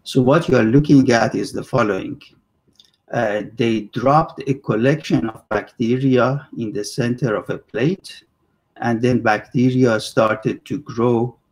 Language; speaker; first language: English; non-native, fluent; Persian